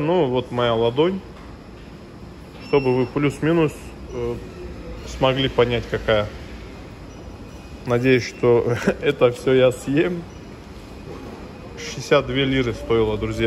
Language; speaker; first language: Russian; non-native, local second language; Turkish